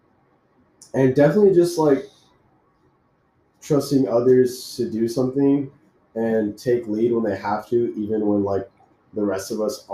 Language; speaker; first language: English; native; English